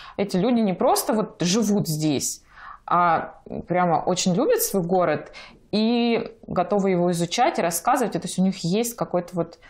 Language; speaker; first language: Russian; native; Russian